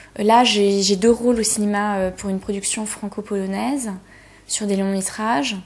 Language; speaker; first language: French; early bilingual, other home language; Polish